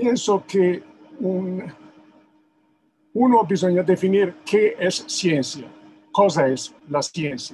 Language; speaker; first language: Spanish; non-native, fluent; Italian